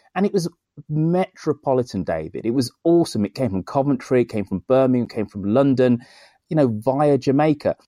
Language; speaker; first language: English; native; English